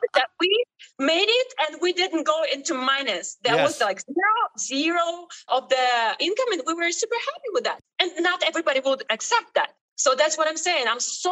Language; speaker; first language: English; non-native, fluent; Ukrainian